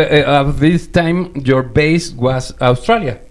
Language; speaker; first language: English; non-native, learner; Spanish